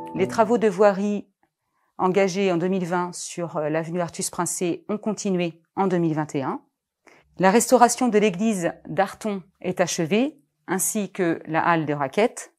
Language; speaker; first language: French; native; French